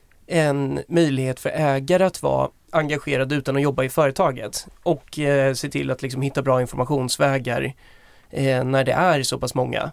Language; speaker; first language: Swedish; native; Swedish